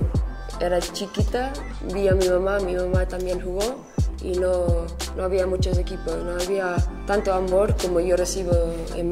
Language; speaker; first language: Spanish; early bilingual, heritage; English